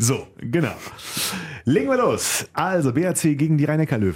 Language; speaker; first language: German; native; German